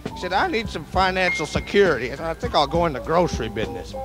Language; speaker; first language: English; native; English